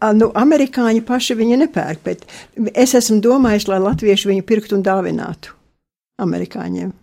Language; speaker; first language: Latvian; early bilingual, heritage; Latvian